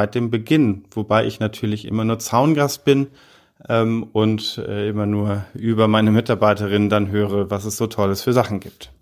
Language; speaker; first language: German; native; German